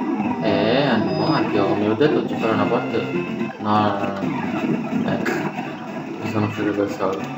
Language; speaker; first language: Italian; native; Italian